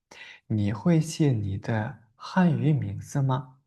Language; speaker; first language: Chinese; non-native, fluent; Uzbek